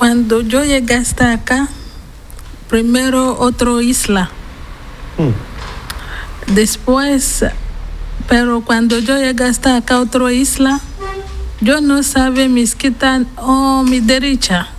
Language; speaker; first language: Spanish; non-native, learner; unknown